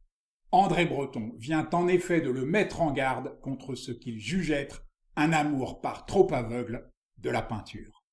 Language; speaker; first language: French; native; French